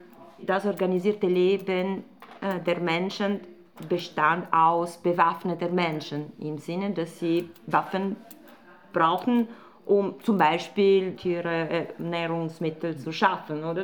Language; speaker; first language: German; non-native, fluent; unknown